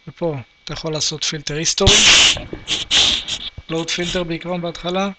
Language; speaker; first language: Hebrew; native; Hebrew